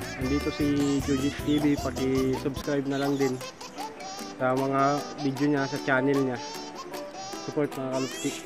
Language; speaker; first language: Filipino; non-native, local second language; Waray